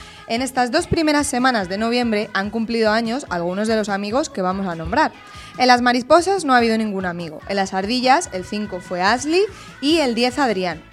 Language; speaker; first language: Spanish; native; Spanish